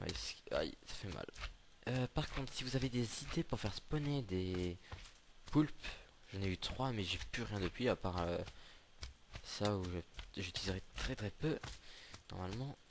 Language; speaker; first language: French; native; French